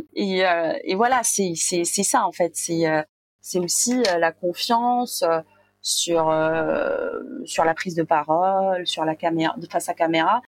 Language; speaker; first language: French; non-native, local second language; Arabic